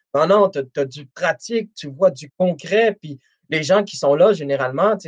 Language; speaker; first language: French; native; French